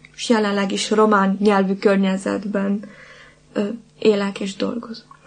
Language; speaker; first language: Hungarian; non-native, local second language; Romanian